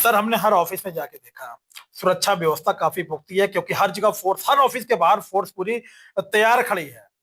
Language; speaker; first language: Hindi; native; Hindi